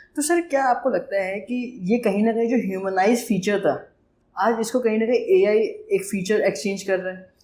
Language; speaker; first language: Hindi; native; Hindi